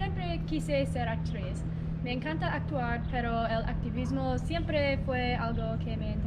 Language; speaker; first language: Spanish; non-native, learner; English